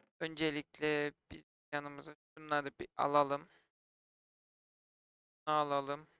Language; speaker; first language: Turkish; native; Turkish